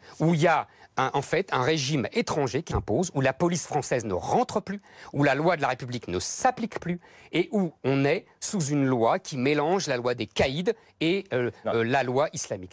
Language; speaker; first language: French; native; French